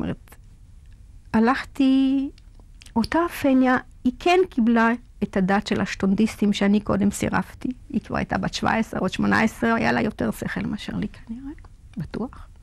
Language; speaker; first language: Hebrew; non-native, fluent; Yiddish